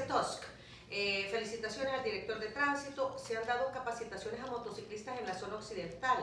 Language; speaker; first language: Spanish; native; Spanish